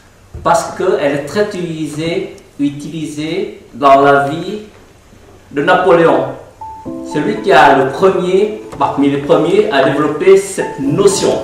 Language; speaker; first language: French; non-native, fluent; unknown